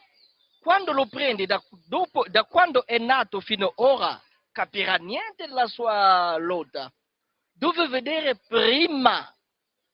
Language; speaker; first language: Italian; non-native, fluent; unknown